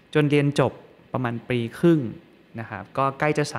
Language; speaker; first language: Thai; native; Thai